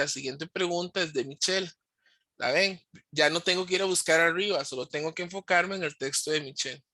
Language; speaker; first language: Spanish; native; Spanish